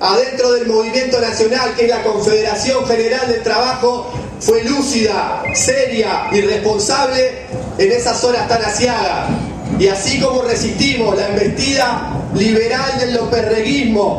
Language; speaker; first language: Spanish; native; Spanish